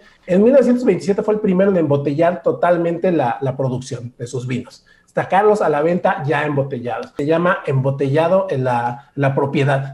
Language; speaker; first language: Spanish; native; Spanish